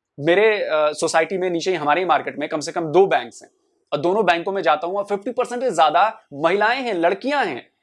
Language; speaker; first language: Hindi; native; Hindi